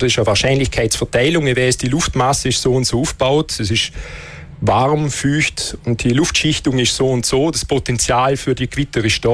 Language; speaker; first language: German; native; German